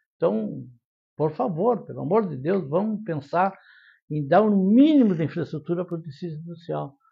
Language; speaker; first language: Portuguese; native; Portuguese